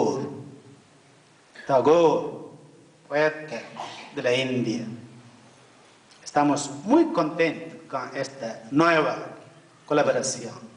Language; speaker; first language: Spanish; non-native, fluent; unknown